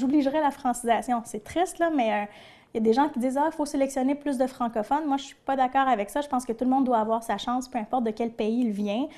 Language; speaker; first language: French; native; French